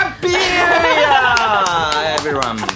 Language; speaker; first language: English; non-native, learner; Japanese